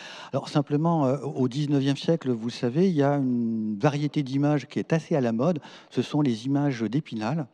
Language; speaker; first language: French; native; French